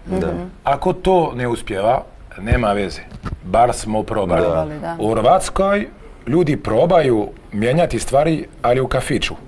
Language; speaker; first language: Croatian; non-native, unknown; French